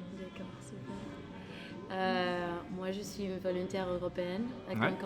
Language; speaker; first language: French; non-native, learner; Spanish